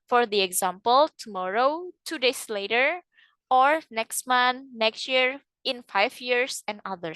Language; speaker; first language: English; non-native, fluent; Indonesian